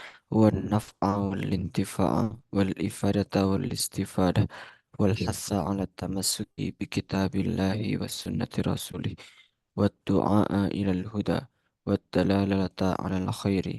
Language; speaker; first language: Arabic; non-native, fluent; Indonesian